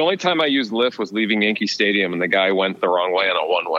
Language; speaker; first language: English; native; English